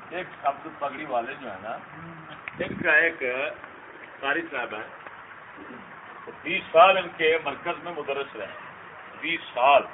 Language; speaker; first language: Urdu; non-native, local second language; Punjabi